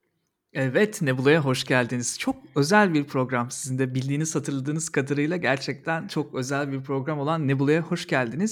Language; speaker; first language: Turkish; native; Turkish